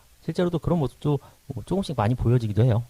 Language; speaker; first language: Korean; native; Korean